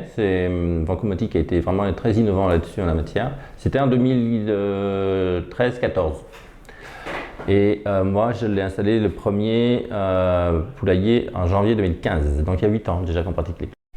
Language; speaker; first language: French; native; French